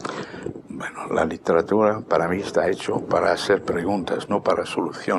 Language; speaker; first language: Spanish; non-native, fluent; Dutch